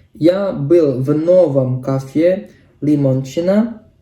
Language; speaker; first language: Russian; non-native, learner; Indonesian